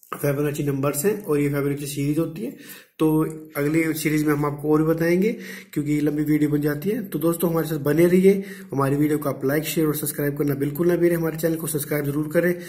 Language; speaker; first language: Hindi; native; Hindi